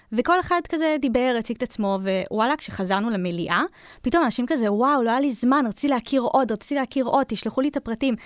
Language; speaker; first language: Hebrew; native; Hebrew